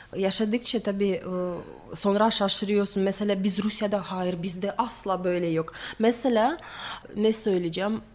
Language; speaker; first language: Turkish; non-native, fluent; Russian